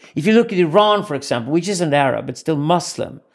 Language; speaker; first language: English; non-native, fluent; Swedish